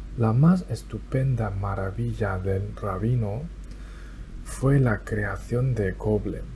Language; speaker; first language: Spanish; non-native, fluent; Chinese